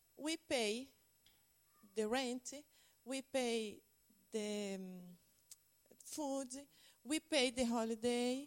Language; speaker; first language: English; non-native, learner; Portuguese